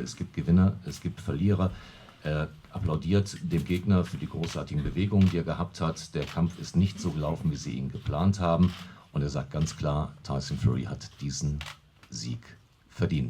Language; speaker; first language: German; native; German